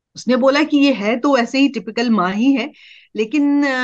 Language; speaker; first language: Hindi; native; Hindi